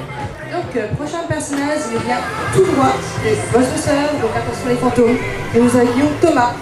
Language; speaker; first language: French; native; French